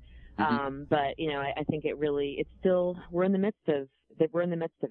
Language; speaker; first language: English; native; English